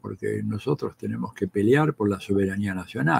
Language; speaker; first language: Spanish; native; Spanish